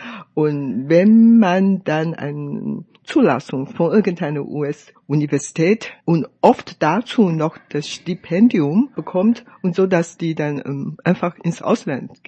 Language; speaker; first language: German; non-native, fluent; Chinese